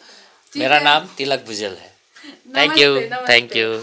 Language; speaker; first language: Hindi; non-native, local second language; Nepali